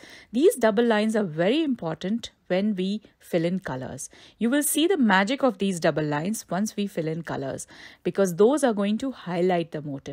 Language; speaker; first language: English; non-native, local second language; Hindi